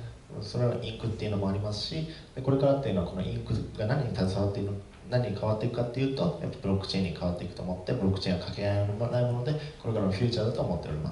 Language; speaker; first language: Japanese; native; Japanese